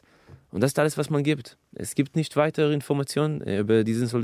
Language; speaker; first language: German; non-native, fluent; Hebrew